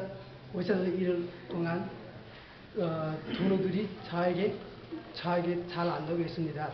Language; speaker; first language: Korean; non-native, learner; Nepali